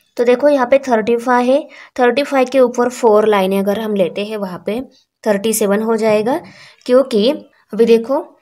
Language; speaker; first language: Hindi; non-native, local second language; Marathi